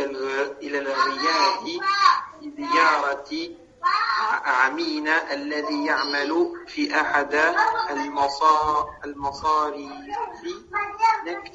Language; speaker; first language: Arabic; non-native, learner; French